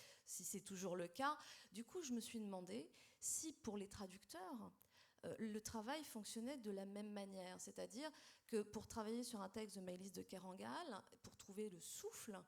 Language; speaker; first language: French; native; French